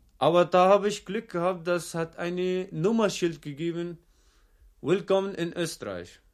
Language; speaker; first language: German; non-native, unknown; Arabic